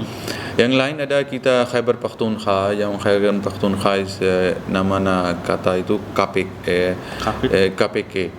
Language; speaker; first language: Indonesian; non-native, learner; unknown